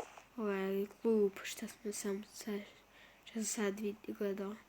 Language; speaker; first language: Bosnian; early bilingual, heritage; Bosnian